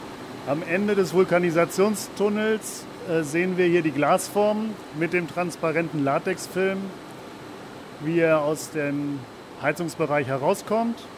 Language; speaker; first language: German; native; German